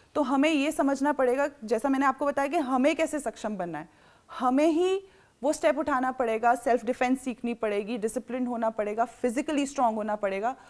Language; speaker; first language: Hindi; native; Hindi